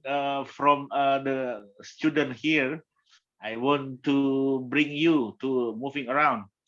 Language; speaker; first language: English; non-native, learner; Indonesian